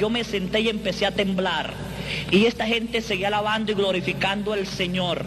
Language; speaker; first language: Spanish; native; Spanish